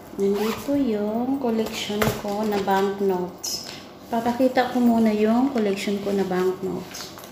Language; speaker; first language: Filipino; non-native, local second language; Cebuano